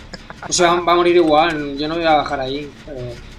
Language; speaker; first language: Spanish; native; Spanish